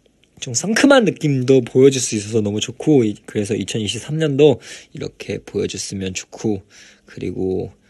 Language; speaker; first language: Korean; non-native, fluent; Chinese